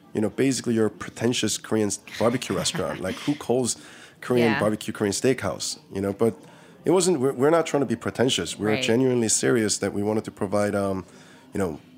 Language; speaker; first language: English; early bilingual, other home language; Korean